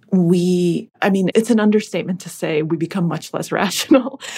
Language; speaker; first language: English; early bilingual, other home language; Russian